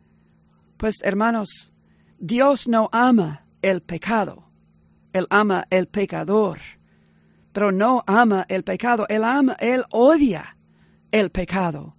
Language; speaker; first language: Spanish; early bilingual, heritage; Spanish